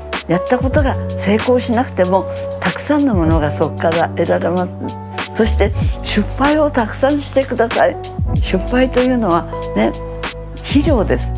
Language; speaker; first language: Japanese; native; Japanese